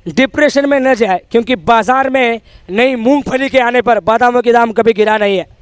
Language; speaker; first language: Hindi; native; Hindi